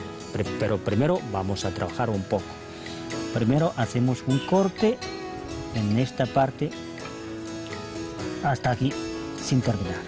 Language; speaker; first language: Spanish; non-native, fluent; Chinese